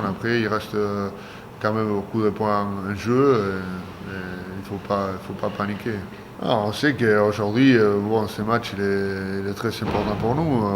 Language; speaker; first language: French; non-native, fluent; Spanish